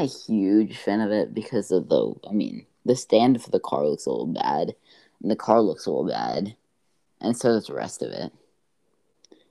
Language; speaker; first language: English; native; English